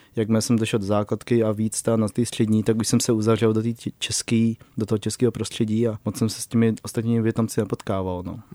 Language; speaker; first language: Czech; early bilingual, other home language; Vietnamese